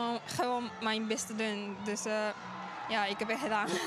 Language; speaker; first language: Dutch; non-native, learner; Japanese